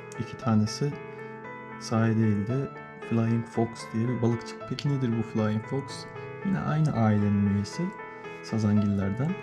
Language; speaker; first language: Turkish; native; Turkish